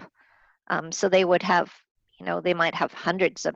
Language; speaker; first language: English; native; English